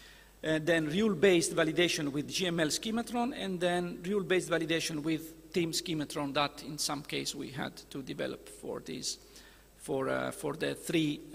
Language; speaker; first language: English; non-native, fluent; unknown